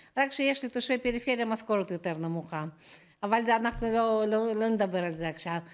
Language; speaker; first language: Hebrew; non-native, fluent; Russian